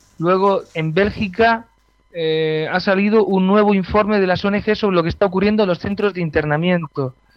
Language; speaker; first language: Spanish; native; Spanish